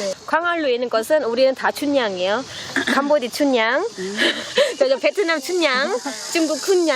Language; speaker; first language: Korean; non-native, learner; Khmer